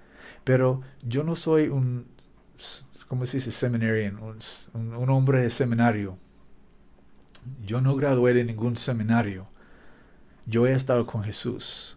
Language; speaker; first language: Spanish; non-native, learner; English